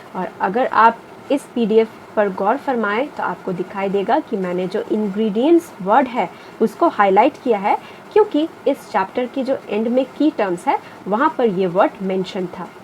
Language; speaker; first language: Hindi; non-native, local second language; Bangla